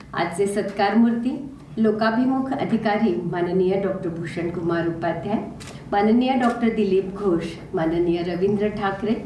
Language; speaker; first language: Hindi; non-native, local second language; Marathi